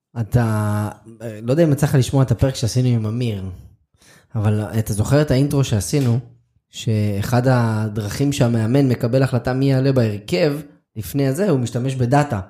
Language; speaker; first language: Hebrew; native; Hebrew